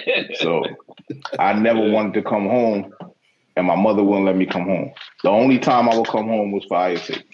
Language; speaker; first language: English; native; English